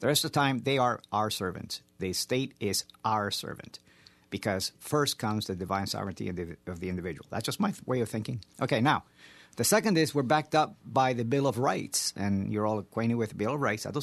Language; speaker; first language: English; early bilingual, other home language; Spanish